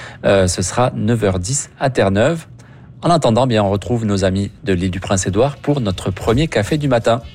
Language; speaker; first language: French; native; French